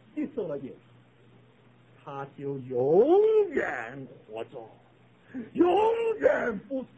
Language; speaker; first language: Chinese; native; Chinese